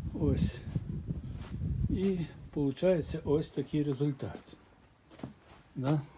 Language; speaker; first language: Ukrainian; native; Ukrainian